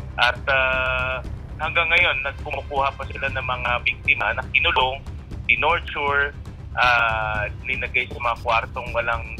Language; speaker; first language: Filipino; native; Filipino